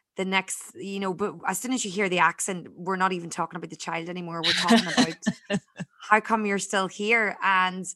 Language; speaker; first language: English; native; English